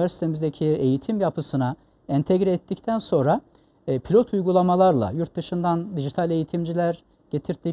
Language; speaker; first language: Turkish; native; Turkish